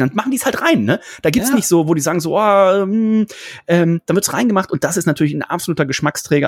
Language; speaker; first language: German; native; German